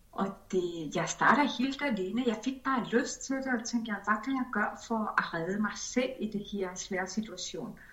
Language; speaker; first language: Danish; non-native, fluent; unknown